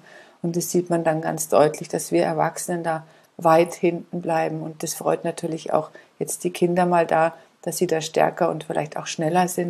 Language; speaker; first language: German; native; German